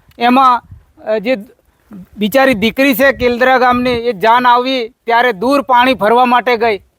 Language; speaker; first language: Gujarati; native; Gujarati